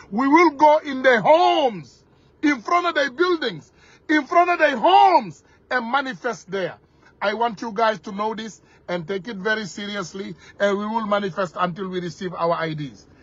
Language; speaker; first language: English; non-native, fluent; Wolof